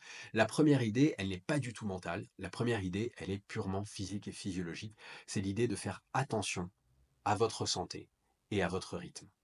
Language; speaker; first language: French; native; French